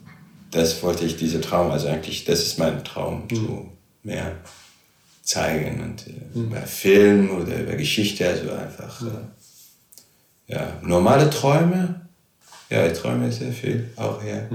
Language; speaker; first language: German; non-native, local second language; Arabic